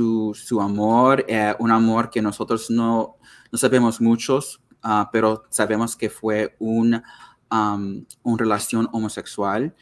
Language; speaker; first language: Spanish; non-native, learner; English